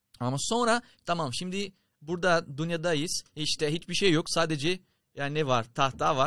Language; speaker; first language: Turkish; non-native, fluent; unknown